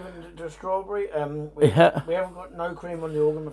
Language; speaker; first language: English; native; English